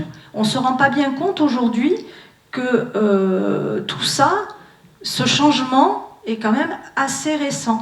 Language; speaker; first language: French; native; French